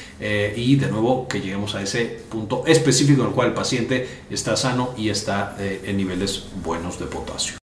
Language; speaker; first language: Spanish; native; Spanish